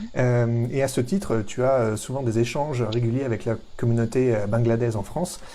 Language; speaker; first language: French; native; French